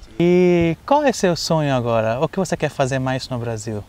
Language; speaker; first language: Portuguese; non-native, learner; Malayalam